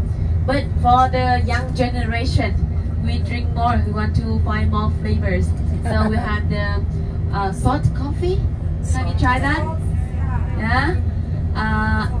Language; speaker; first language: English; non-native, learner; Vietnamese